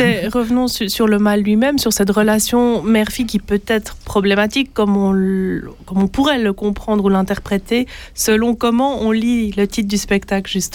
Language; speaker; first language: French; native; French